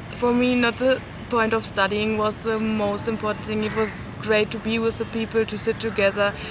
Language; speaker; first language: English; non-native, fluent; German